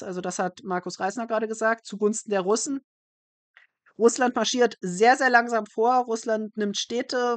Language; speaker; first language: German; native; German